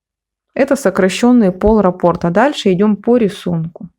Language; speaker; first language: Russian; native; Russian